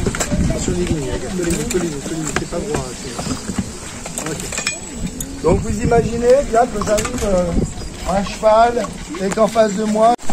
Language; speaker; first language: French; native; French